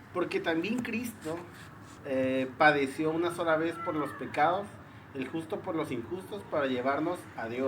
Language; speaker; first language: Spanish; native; Spanish